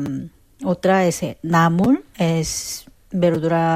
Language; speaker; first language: Spanish; non-native, fluent; Korean